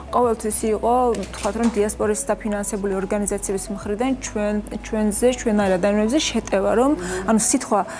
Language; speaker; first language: Georgian; non-native, local second language; Azerbaijani